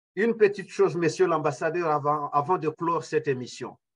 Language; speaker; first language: French; non-native, local second language; Kinyarwanda